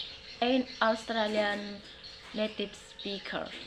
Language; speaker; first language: English; non-native, learner; Indonesian